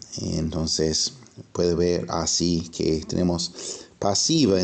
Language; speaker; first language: Spanish; non-native, fluent; English